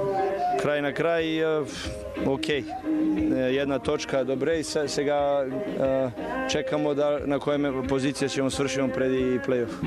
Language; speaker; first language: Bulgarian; non-native, learner; Bosnian